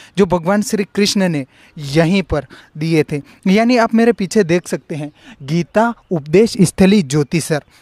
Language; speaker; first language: Hindi; native; Hindi